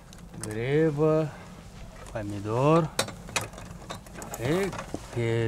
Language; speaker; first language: Russian; non-native, local second language; Uyghur